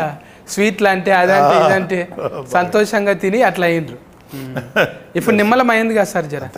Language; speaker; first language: Telugu; native; Telugu